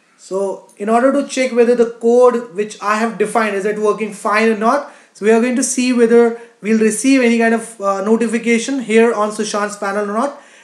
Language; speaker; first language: English; non-native, local second language; Hindi